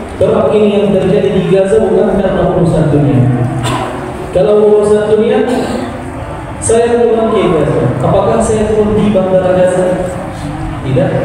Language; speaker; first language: Indonesian; non-native, fluent; Arabic